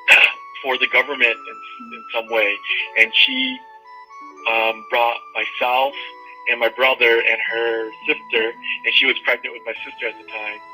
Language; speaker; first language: English; early bilingual, other home language; Vietnamese